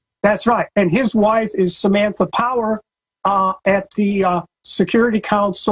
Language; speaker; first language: English; native; English